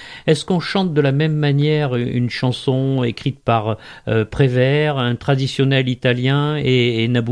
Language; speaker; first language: French; native; French